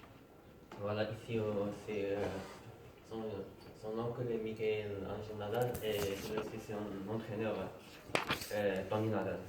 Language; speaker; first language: French; non-native, fluent; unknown